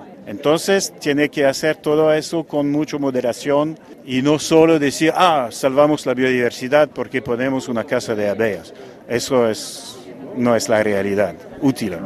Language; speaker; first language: Spanish; non-native, fluent; French